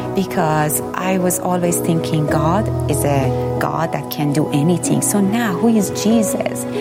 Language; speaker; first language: English; non-native, fluent; Persian